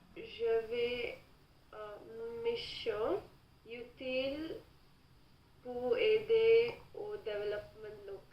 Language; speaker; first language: French; non-native, learner; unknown